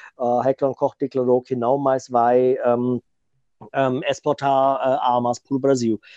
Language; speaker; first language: Portuguese; non-native, fluent; German